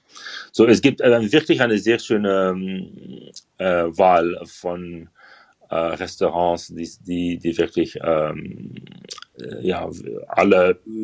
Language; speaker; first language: German; non-native, learner; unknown